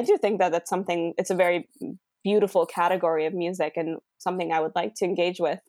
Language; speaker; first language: English; native; English